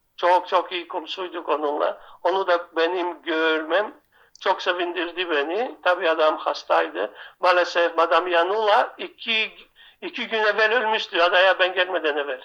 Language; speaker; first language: Turkish; non-native, local second language; Greek